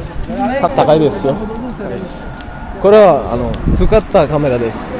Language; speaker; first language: Japanese; non-native, learner; Sinhala